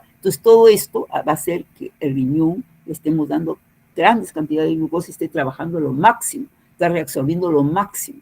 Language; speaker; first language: Spanish; native; Spanish